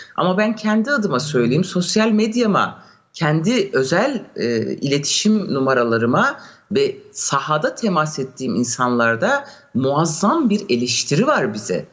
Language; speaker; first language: Turkish; non-native, local second language; Kurdish